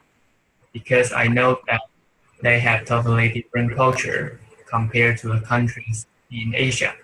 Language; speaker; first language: English; non-native, learner; Chinese